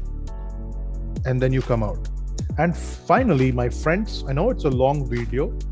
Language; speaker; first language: English; non-native, local second language; Hindi